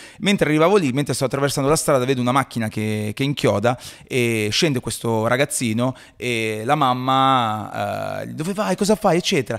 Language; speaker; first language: Italian; native; Italian